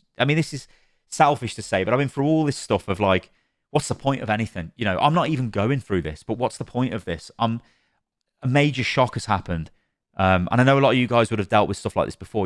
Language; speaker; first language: English; native; English